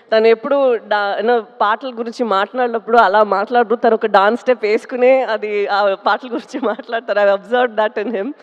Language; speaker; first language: Telugu; non-native, fluent; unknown